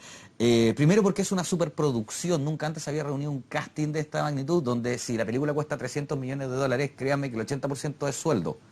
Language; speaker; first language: Spanish; native; Spanish